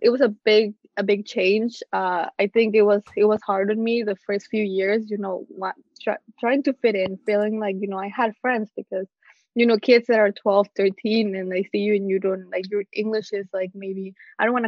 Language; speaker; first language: English; early bilingual, other home language; Spanish